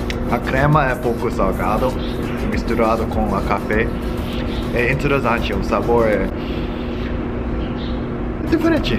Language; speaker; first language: Portuguese; non-native, learner; Korean